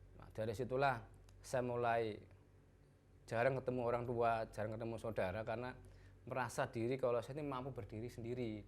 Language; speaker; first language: Indonesian; non-native, local second language; Javanese